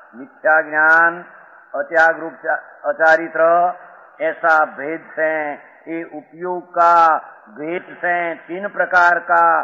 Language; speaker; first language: Hindi; non-native, local second language; Gujarati